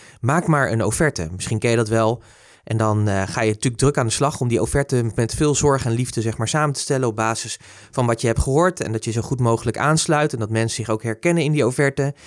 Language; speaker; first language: Dutch; native; Dutch